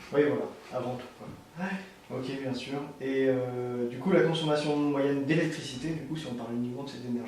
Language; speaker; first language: French; native; French